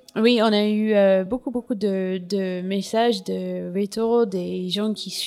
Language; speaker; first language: French; non-native, fluent; English